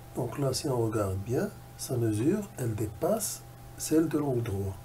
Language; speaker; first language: French; non-native, local second language; Arabic